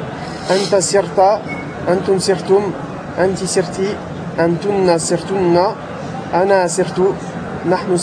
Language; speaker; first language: Arabic; non-native, learner; French